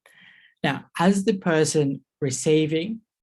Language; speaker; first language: English; native; English